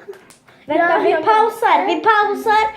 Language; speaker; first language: Swedish; early bilingual, other home language; Turkish